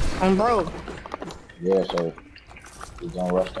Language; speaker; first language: English; native; English